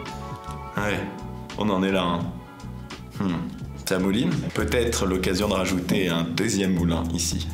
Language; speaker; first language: French; native; French